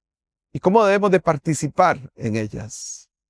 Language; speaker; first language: Spanish; native; Spanish